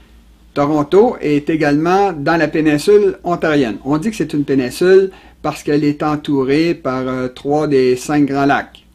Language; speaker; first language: French; native; French